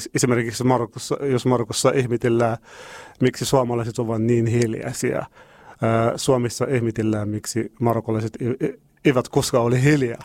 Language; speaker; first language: Finnish; non-native, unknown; Arabic